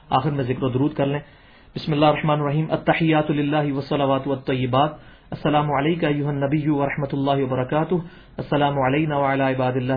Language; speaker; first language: Urdu; non-native, local second language; Punjabi